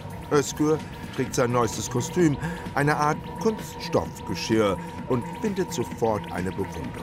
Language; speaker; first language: German; native; German